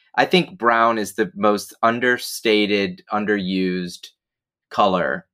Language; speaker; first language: English; native; English